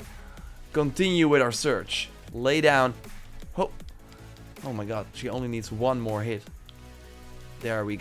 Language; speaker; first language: English; non-native, fluent; Dutch